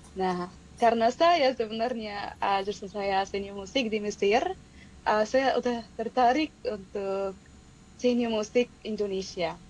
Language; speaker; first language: Indonesian; non-native, fluent; Arabic